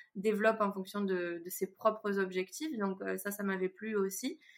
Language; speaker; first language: French; native; French